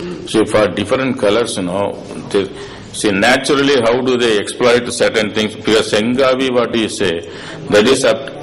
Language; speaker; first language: English; non-native, local second language; Tamil